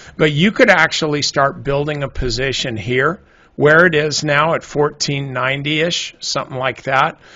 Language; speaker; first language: English; native; English